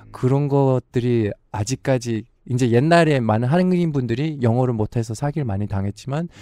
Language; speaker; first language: Korean; early bilingual, heritage; Korean